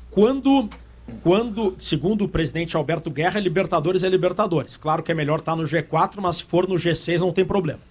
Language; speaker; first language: Portuguese; native; Portuguese